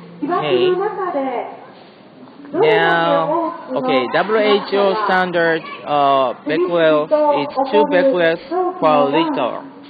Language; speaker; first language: English; non-native, learner; Japanese